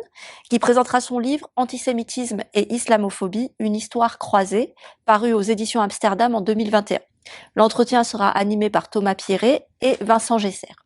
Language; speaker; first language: French; native; French